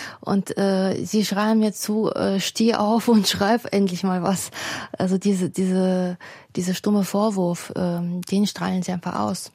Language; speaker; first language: German; non-native, fluent; Russian